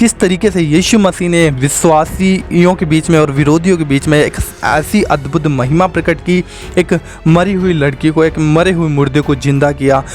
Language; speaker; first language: Hindi; native; Hindi